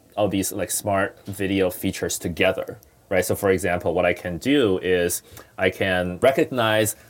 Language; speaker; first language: English; non-native, fluent; Chinese